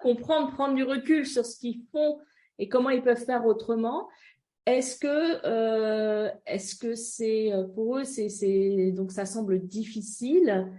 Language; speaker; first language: French; native; French